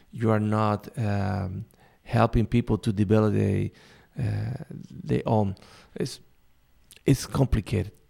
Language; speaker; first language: English; non-native, learner; Spanish